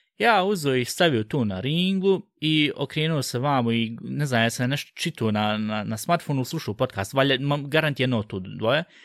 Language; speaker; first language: Bosnian; early bilingual, heritage; Bosnian